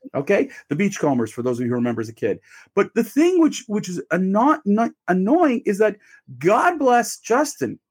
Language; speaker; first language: English; native; English